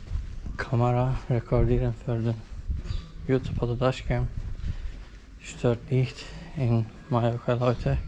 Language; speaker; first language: German; non-native, learner; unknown